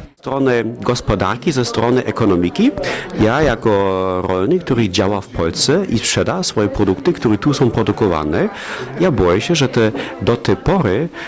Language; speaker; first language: Polish; non-native, fluent; German